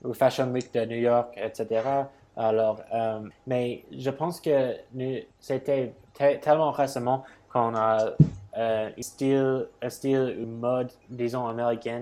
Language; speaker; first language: French; non-native, fluent; English